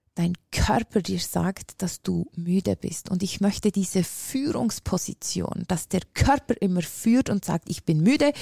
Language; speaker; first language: German; native; German